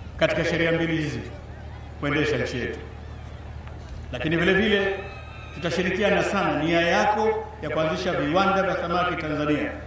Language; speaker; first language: Swahili; native; Swahili